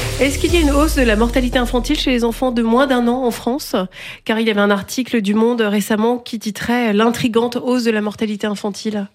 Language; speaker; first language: French; native; French